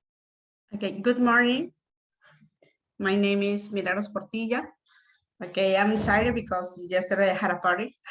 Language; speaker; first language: English; non-native, learner; Spanish